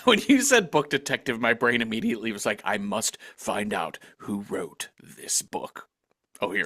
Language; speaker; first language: English; native; English